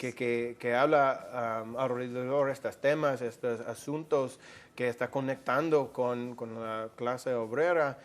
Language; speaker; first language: Spanish; non-native, fluent; English